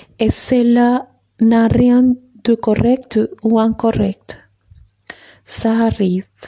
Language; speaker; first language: French; non-native, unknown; Spanish